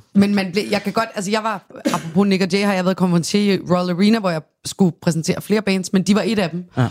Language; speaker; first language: Danish; native; Danish